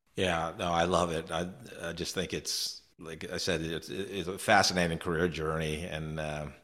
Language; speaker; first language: English; native; English